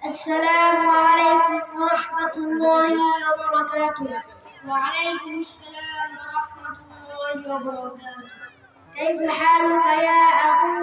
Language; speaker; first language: Arabic; non-native, learner; Bangla